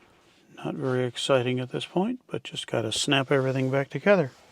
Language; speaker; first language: English; native; English